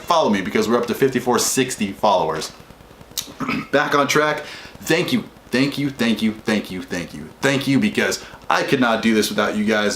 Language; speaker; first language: English; native; English